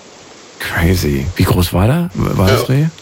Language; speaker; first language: German; native; German